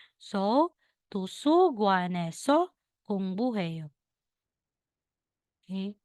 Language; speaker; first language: Korean; non-native, learner; Filipino